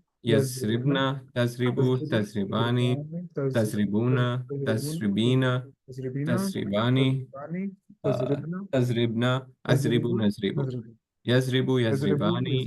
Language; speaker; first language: Arabic; non-native, learner; Urdu